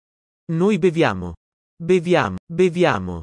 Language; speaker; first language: Italian; non-native, learner; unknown